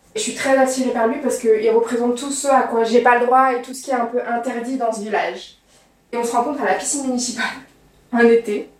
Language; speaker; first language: French; native; French